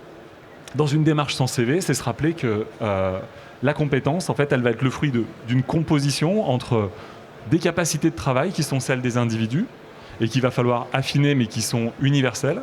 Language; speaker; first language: French; native; French